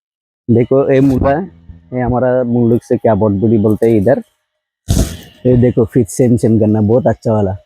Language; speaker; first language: Hindi; non-native, learner; Bangla